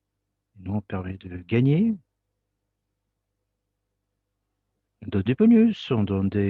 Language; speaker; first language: French; non-native, fluent; Russian